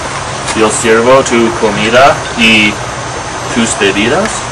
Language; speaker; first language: Spanish; non-native, learner; English